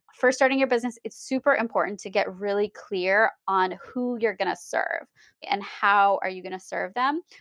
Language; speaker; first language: English; native; English